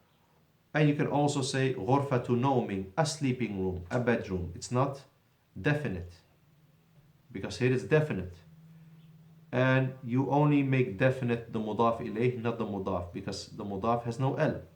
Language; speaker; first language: English; non-native, fluent; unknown